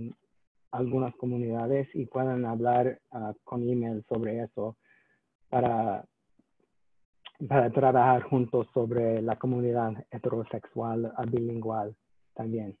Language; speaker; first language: Spanish; non-native, learner; English